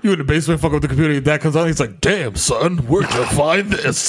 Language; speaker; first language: English; early bilingual, other home language; Spanish